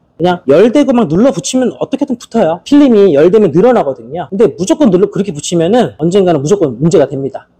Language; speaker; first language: Korean; native; Korean